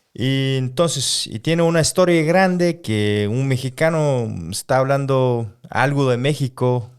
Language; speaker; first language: Spanish; non-native, fluent; Mongolian